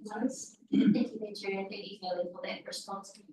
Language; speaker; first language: English; native; English